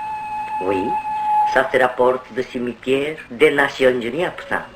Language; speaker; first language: French; non-native, fluent; Korean